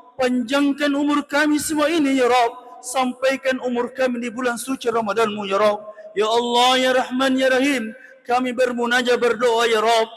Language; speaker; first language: Malay; non-native, local second language; Buginese